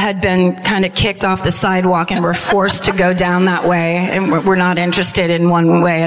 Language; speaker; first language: English; native; English